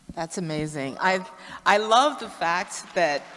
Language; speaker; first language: English; native; English